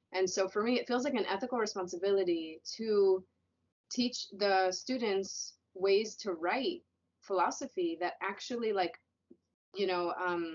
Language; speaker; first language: English; native; English